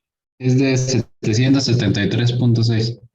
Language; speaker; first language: Spanish; native; Spanish